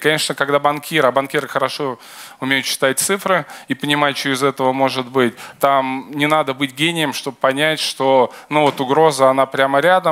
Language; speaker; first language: Russian; native; Russian